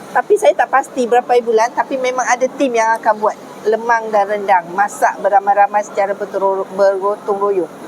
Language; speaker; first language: Malay; native; Malay